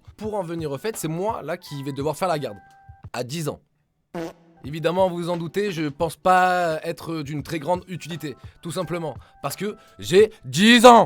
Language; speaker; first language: French; native; French